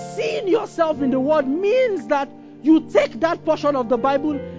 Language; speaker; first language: English; non-native, local second language; Yoruba